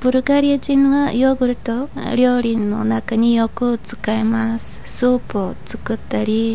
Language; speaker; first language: Japanese; non-native, fluent; Bulgarian